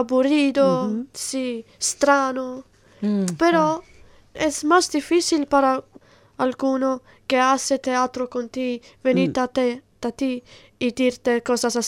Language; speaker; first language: Spanish; non-native, learner; Italian